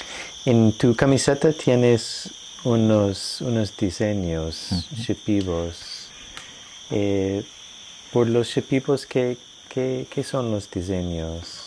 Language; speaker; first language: Spanish; non-native, learner; English